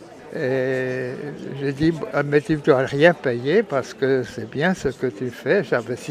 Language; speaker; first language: French; non-native, local second language; German